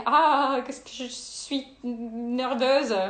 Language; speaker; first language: French; non-native, learner; Italian